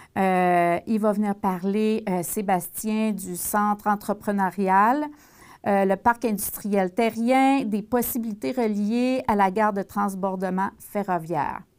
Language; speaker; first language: French; native; French